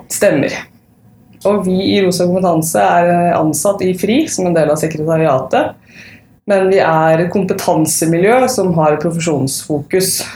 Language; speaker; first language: Norwegian; native; Norwegian